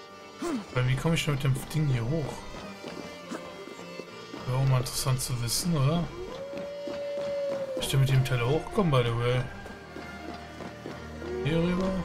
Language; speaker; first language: German; native; German